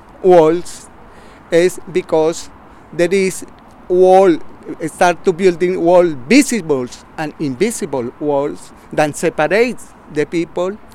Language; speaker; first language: English; non-native, learner; Spanish